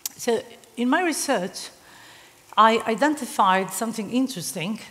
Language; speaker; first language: English; non-native, fluent; Serbian